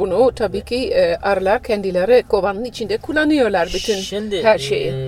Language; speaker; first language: Turkish; non-native, fluent; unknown